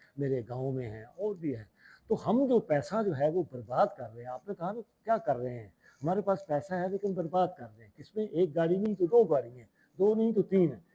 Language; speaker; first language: Urdu; native; Urdu